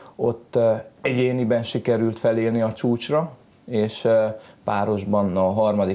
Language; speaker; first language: Hungarian; native; Hungarian